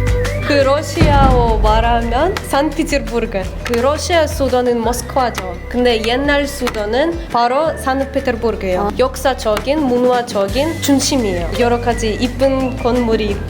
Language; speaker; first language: Korean; non-native, fluent; Russian